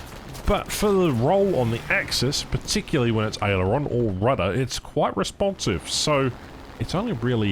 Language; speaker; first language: English; native; English